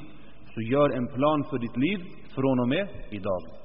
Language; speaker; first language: Swedish; early bilingual, other home language; Arabic